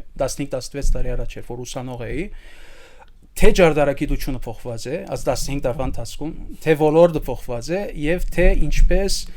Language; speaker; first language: Armenian; early bilingual, heritage; Armenian